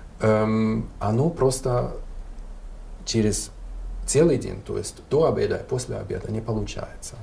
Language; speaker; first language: Russian; non-native, fluent; German